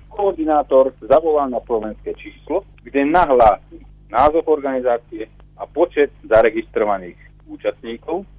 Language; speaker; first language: Slovak; native; Slovak